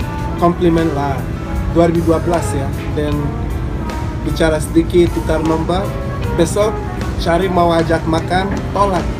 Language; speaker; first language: Indonesian; non-native, learner; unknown